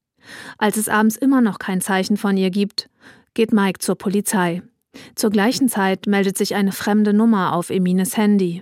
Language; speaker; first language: German; native; German